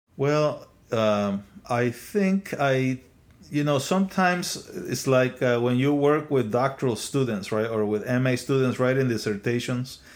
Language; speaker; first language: English; non-native, fluent; Spanish